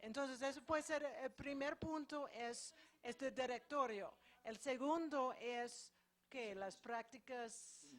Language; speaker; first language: Spanish; non-native, fluent; English